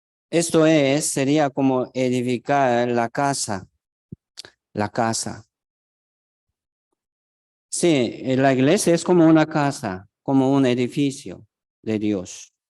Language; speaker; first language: Spanish; non-native, fluent; Korean